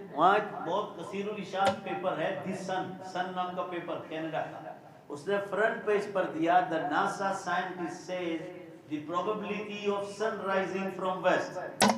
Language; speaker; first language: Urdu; non-native, local second language; Gujarati